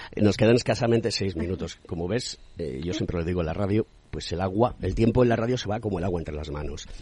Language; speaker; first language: Spanish; native; Spanish